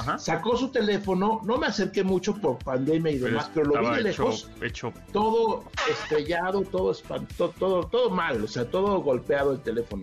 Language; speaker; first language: Spanish; native; Spanish